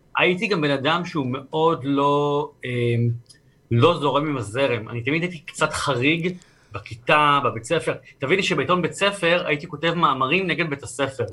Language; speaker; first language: Hebrew; native; Hebrew